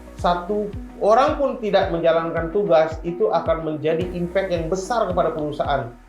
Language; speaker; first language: Indonesian; non-native, fluent; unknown